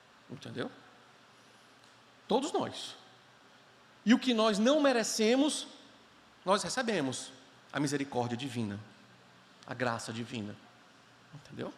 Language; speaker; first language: Portuguese; native; Portuguese